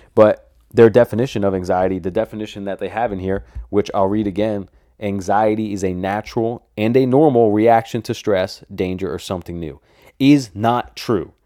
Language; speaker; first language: English; native; English